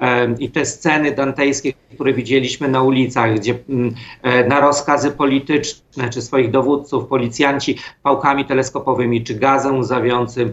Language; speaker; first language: Polish; native; Polish